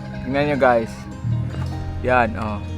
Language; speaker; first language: Filipino; non-native, local second language; Cebuano